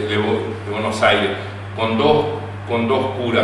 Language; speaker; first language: Spanish; native; Spanish